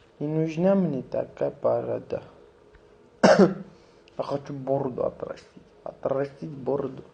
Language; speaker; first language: Russian; non-native, local second language; Azerbaijani